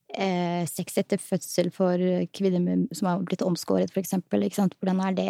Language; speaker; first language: Norwegian; early bilingual, other home language; Somali